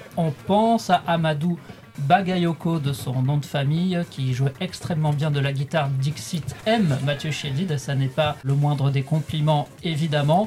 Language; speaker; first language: French; native; French